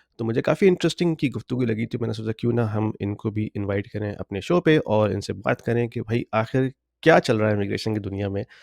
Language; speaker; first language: Urdu; native; Urdu